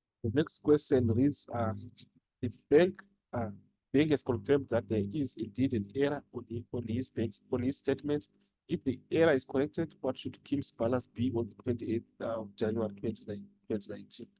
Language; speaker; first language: English; non-native, local second language; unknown